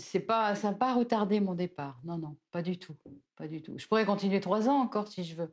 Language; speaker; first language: French; native; French